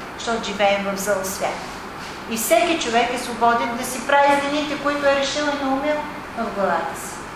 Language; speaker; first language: Bulgarian; native; Bulgarian